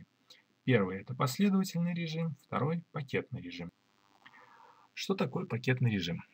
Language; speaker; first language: Russian; native; Russian